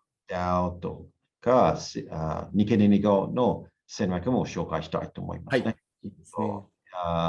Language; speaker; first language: Japanese; non-native, learner; English